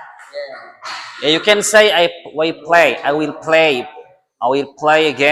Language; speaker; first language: English; non-native, learner; Indonesian